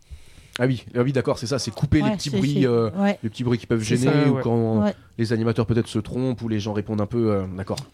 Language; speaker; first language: French; native; French